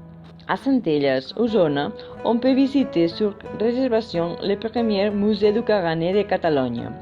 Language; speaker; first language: French; non-native, fluent; Catalan